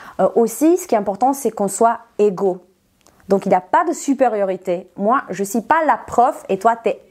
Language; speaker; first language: French; non-native, fluent; Serbian